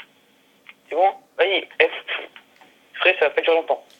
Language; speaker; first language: French; native; French